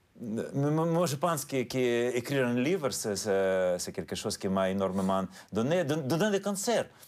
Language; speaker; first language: French; non-native, fluent; Russian